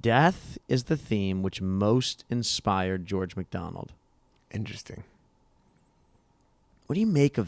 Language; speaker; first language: English; native; English